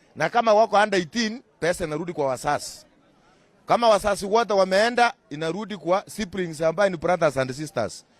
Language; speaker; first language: Swahili; non-native, local second language; Gusii